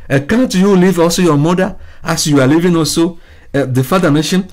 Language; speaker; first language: English; non-native, fluent; Ewe